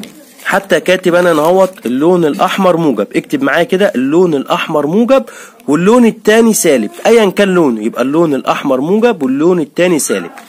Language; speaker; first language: Arabic; native; Arabic